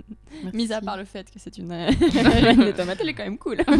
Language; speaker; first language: French; native; French